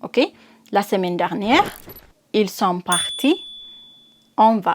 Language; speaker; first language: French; non-native, fluent; Amharic